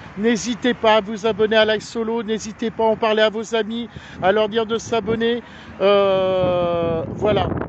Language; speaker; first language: French; native; French